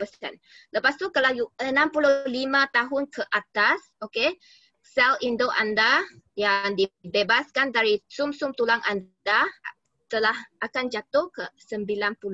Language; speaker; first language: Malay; non-native, local second language; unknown